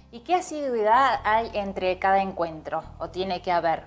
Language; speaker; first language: Spanish; native; Spanish